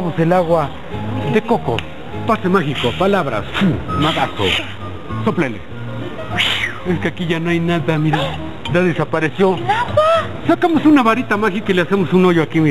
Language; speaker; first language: Spanish; native; Spanish